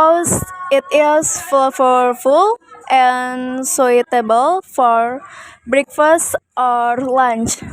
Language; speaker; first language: English; non-native, learner; Indonesian